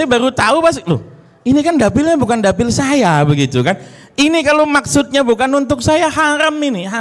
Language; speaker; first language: Indonesian; native; Indonesian